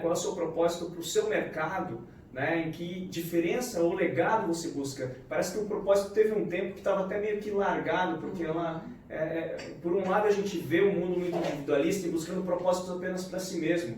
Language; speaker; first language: Portuguese; native; Portuguese